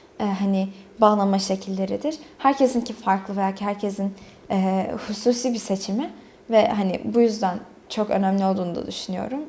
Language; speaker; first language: Turkish; early bilingual, other home language; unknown